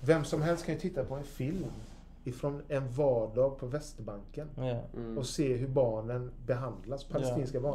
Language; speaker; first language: Swedish; native; Swedish